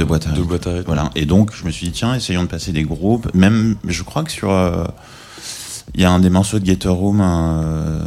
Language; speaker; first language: French; native; French